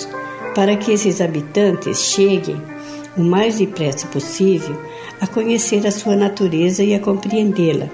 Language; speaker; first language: Portuguese; native; Portuguese